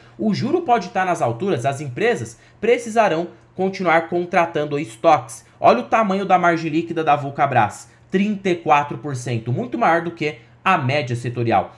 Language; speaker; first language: Portuguese; native; Portuguese